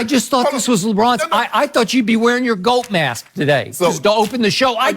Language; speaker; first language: English; native; English